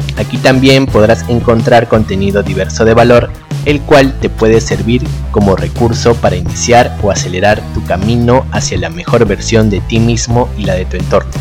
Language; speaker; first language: Spanish; native; Spanish